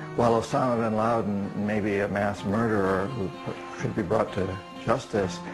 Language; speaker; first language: English; native; English